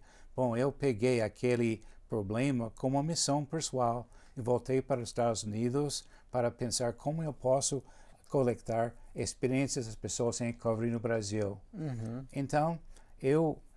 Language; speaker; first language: Portuguese; non-native, fluent; English